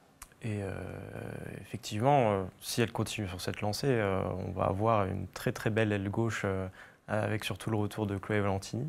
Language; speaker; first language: French; native; French